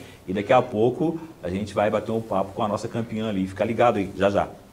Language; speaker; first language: Portuguese; native; Portuguese